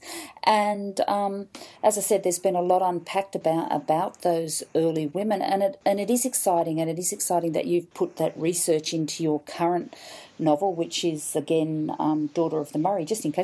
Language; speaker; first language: English; native; English